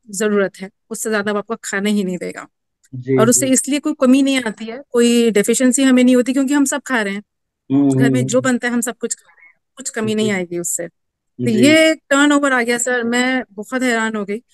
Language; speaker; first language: Hindi; native; Hindi